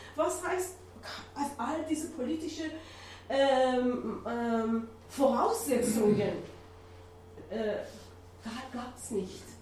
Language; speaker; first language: German; non-native, learner; Persian